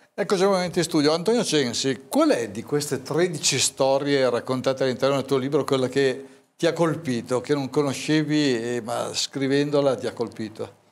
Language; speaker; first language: Italian; native; Italian